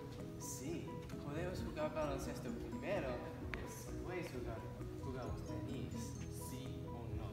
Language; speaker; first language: Spanish; non-native, learner; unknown